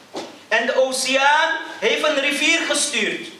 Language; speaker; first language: Dutch; early bilingual, other home language; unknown